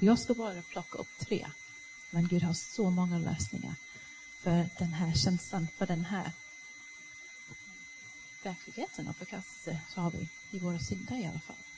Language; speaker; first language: Swedish; non-native, fluent; English